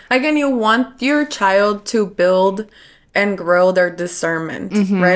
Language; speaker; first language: English; early bilingual, other home language; Spanish